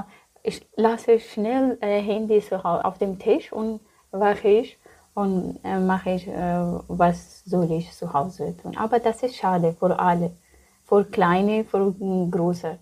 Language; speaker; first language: German; non-native, learner; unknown